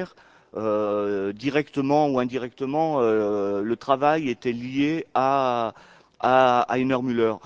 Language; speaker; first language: French; native; French